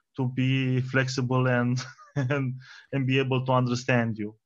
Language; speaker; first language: English; non-native, fluent; Romanian